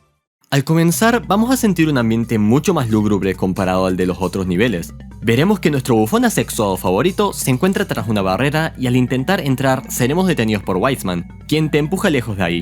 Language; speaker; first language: Spanish; native; Spanish